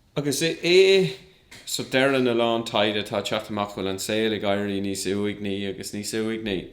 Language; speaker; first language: Irish; non-native, local second language; English